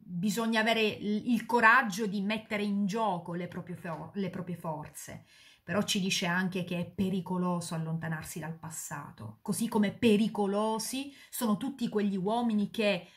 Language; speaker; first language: Italian; native; Italian